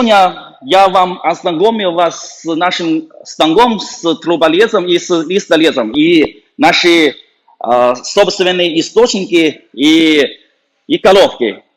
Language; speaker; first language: Russian; non-native, fluent; Chinese